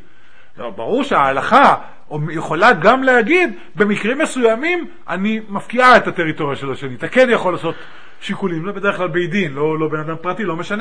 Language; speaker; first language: Hebrew; native; Hebrew